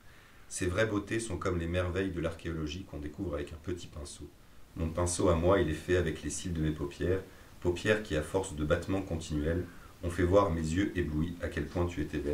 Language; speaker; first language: French; native; French